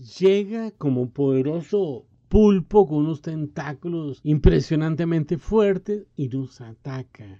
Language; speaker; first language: Spanish; native; Spanish